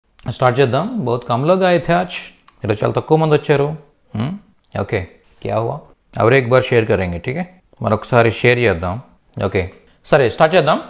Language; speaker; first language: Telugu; native; Telugu